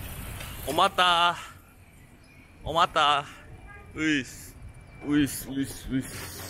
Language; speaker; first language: Japanese; native; Japanese